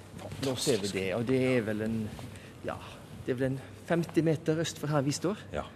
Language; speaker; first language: Norwegian; native; Norwegian